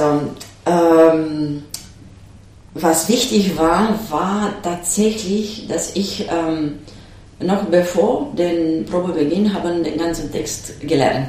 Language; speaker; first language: German; non-native, fluent; Romanian